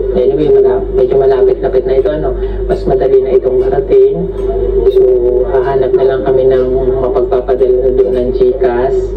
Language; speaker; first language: Filipino; non-native, local second language; Cebuano